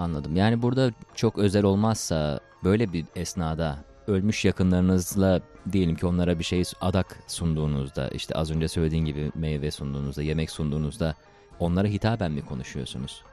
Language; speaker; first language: Turkish; native; Turkish